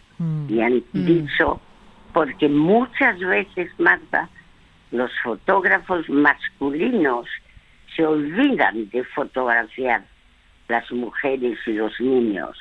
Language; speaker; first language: Spanish; early bilingual, other home language; French